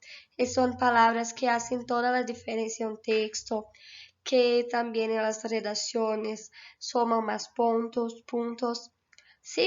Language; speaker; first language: Spanish; non-native, fluent; Portuguese